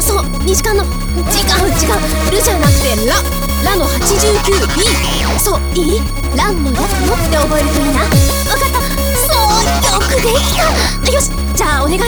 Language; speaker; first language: Japanese; native; Japanese